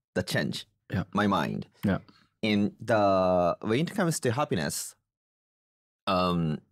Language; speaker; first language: English; non-native, fluent; Japanese